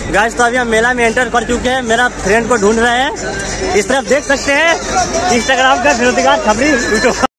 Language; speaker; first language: Hindi; native; Hindi